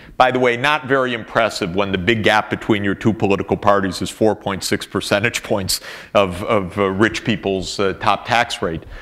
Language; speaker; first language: English; native; English